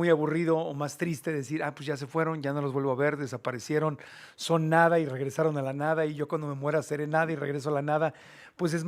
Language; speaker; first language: Spanish; native; Spanish